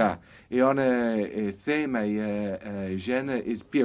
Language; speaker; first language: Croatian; non-native, learner; English